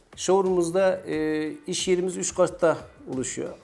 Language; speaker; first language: Turkish; native; Turkish